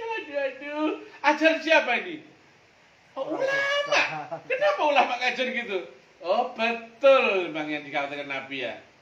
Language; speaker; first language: Indonesian; native; Indonesian